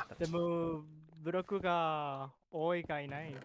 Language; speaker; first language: Japanese; non-native, learner; English